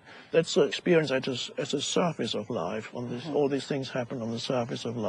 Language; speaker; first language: English; non-native, fluent; German